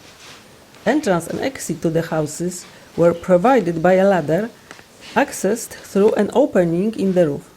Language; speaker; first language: English; non-native, fluent; Polish